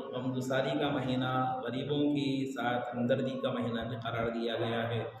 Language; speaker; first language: Urdu; native; Urdu